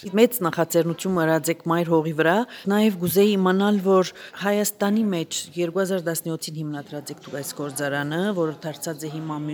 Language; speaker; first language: Armenian; early bilingual, heritage; Armenian